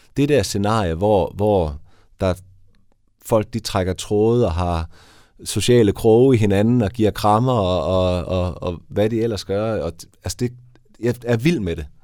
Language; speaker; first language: Danish; native; Danish